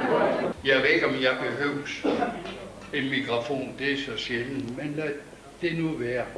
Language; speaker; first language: Danish; native; Danish